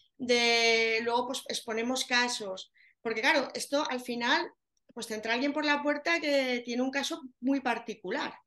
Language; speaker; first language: Spanish; native; Spanish